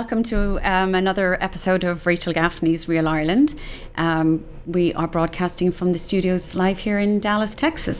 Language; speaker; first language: English; native; English